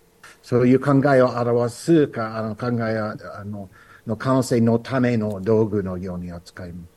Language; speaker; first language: Japanese; non-native, learner; English